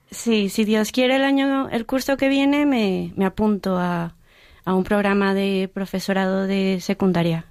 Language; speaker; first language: Spanish; early bilingual, heritage; Spanish